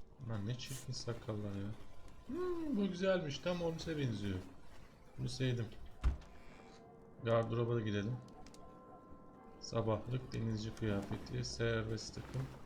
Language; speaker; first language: Turkish; native; Turkish